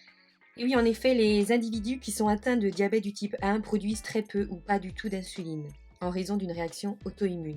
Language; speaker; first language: French; native; French